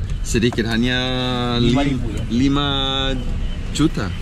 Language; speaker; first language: Indonesian; non-native, learner; English